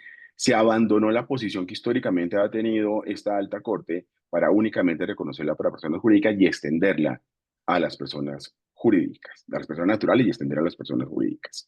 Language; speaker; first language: Spanish; native; Spanish